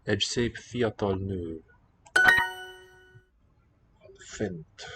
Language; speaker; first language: Hungarian; non-native, learner; English